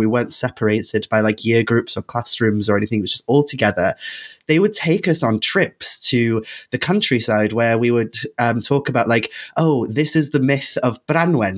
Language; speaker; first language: English; non-native, local second language; Welsh